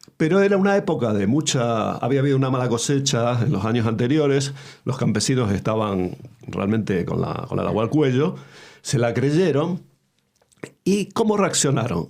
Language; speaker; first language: Spanish; native; Spanish